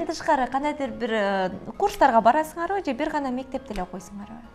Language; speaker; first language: Kyrgyz; native; Kyrgyz